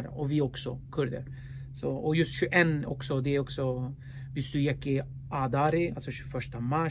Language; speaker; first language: Swedish; early bilingual, other home language; Kurdish